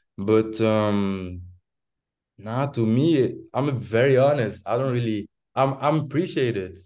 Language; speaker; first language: English; non-native, fluent; French